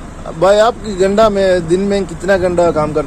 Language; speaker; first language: Hindi; non-native, local second language; Malayalam